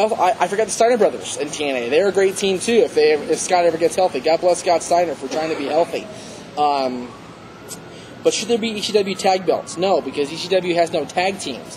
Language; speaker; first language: English; native; English